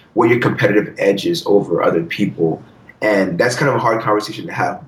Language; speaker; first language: English; early bilingual, other home language; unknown